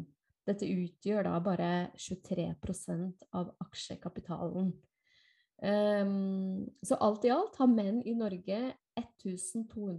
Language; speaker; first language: Norwegian; non-native, fluent; Spanish